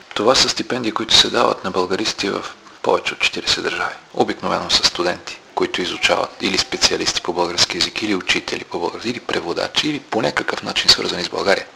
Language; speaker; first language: Bulgarian; native; Bulgarian